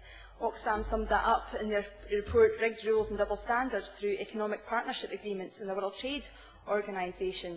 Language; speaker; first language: English; native; English